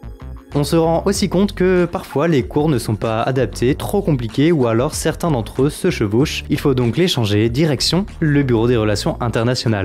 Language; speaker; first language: French; native; French